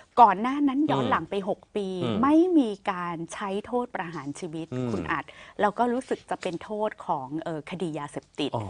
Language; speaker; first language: Thai; native; Thai